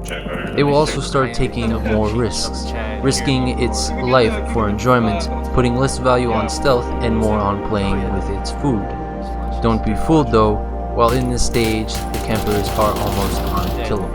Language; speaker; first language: English; native; English